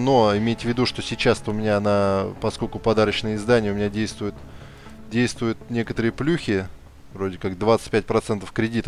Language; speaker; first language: Russian; native; Russian